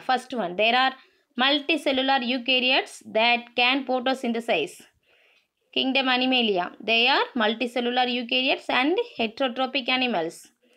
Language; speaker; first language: English; non-native, local second language; Tamil